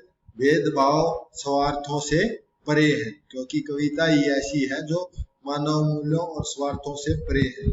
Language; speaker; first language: Hindi; native; Hindi